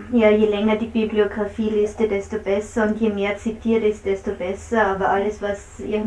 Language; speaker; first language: German; native; German